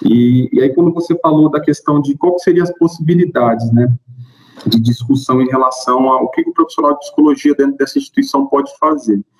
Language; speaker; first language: Portuguese; native; Portuguese